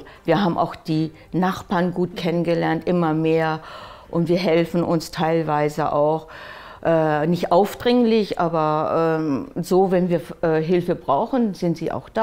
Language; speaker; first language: German; early bilingual, other home language; Japanese